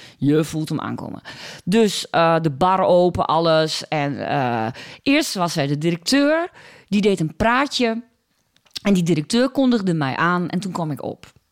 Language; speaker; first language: Dutch; native; Dutch